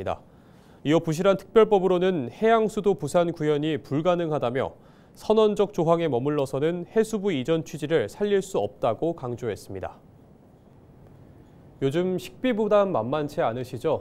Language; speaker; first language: Korean; native; Korean